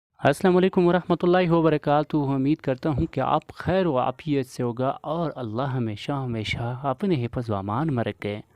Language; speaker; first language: Urdu; non-native, local second language; Pashto